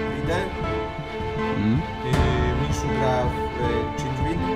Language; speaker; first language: Polish; native; Polish